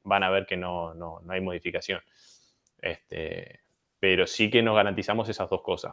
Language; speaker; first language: Spanish; native; Spanish